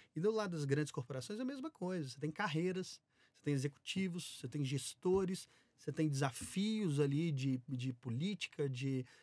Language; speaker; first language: Portuguese; native; Portuguese